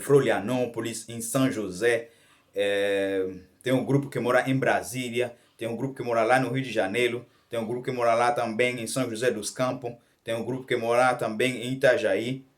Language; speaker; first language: Portuguese; non-native, learner; Haitian Creole